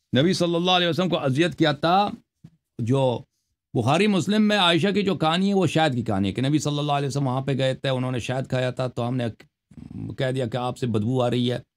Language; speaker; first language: Urdu; non-native, local second language; Punjabi